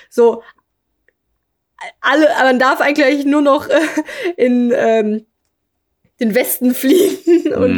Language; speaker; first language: German; native; German